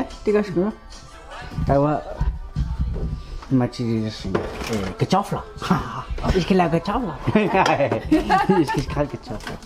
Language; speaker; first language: Danish; non-native, local second language; Kalaallisut